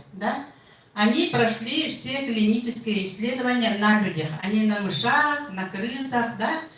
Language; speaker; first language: Russian; non-native, local second language; Yakut